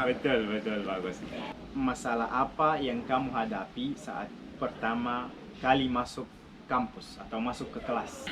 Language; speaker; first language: Indonesian; non-native, fluent; Arabic